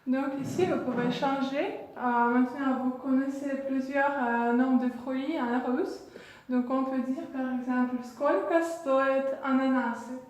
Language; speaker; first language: French; non-native, fluent; Russian